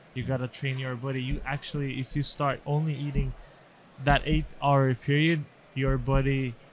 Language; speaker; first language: English; non-native, fluent; Turkish